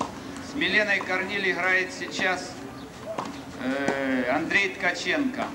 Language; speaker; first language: Russian; native; Russian